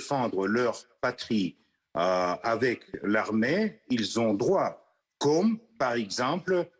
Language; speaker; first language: French; non-native, fluent; Russian